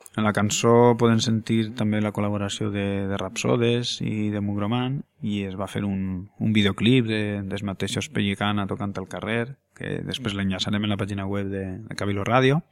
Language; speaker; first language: Catalan; native; Catalan